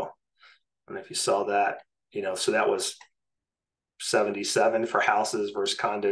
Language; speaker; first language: English; native; English